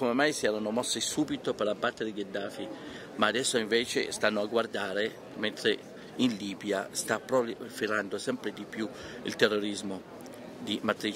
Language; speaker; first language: Italian; non-native, fluent; Arabic